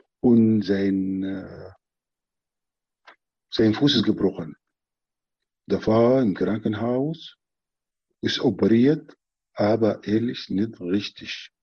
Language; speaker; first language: German; non-native, learner; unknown